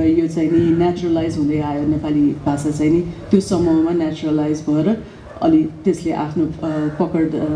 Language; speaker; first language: Nepali; native; Nepali